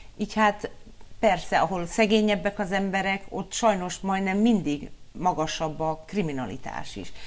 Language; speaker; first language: Hungarian; early bilingual, heritage; Hungarian